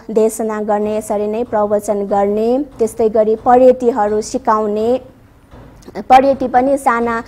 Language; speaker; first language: Nepali; non-native, local second language; Newari